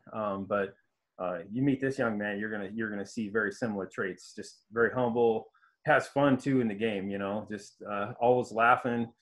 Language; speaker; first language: English; native; English